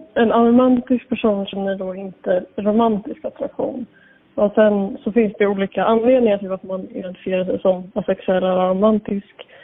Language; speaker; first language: Swedish; native; Swedish